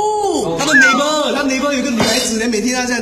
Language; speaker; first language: Chinese; native; Chinese